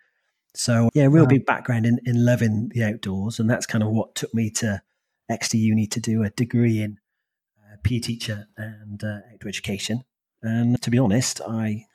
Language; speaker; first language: English; native; English